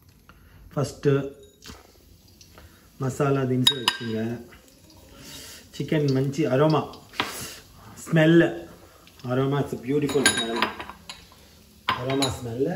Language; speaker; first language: Tamil; non-native, learner; Telugu